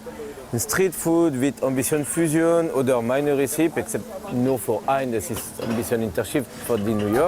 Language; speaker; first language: German; non-native, learner; French